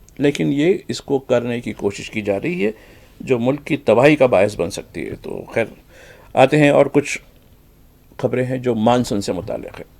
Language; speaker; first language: Urdu; native; Urdu